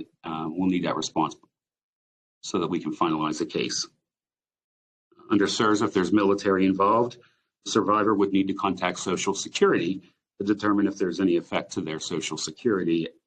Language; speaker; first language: English; native; English